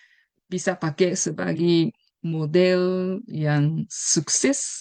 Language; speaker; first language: Indonesian; non-native, fluent; Japanese